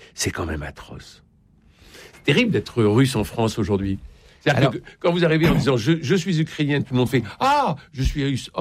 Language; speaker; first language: French; native; French